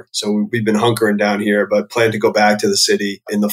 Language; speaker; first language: English; native; English